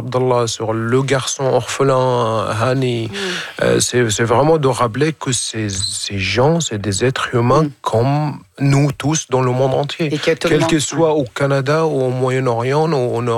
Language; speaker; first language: French; non-native, fluent; Arabic